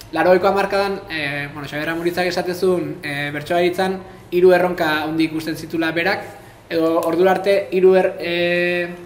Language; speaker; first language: Basque; native; Basque